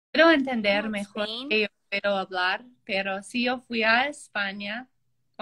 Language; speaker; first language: Spanish; non-native, learner; English